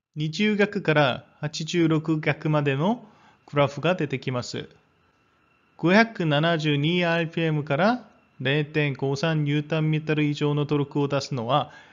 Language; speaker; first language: Japanese; non-native, fluent; Korean